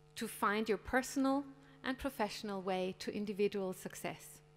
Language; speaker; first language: English; non-native, fluent; German